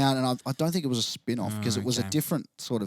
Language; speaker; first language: English; native; English